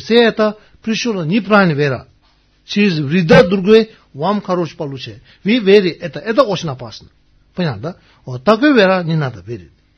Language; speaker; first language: Russian; non-native, learner; Tibetan